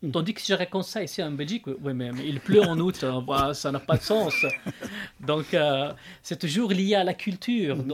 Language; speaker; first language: French; non-native, local second language; Arabic